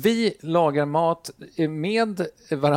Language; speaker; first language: Swedish; native; Swedish